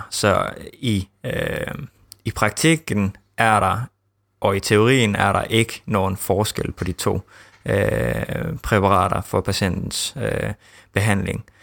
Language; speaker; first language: Danish; early bilingual, heritage; Danish